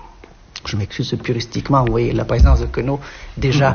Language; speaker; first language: French; non-native, local second language; Arabic